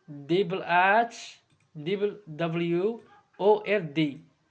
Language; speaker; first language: French; non-native, learner; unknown